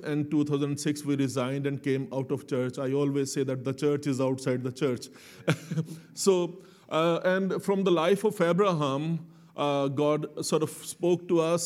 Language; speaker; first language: English; non-native, local second language; Urdu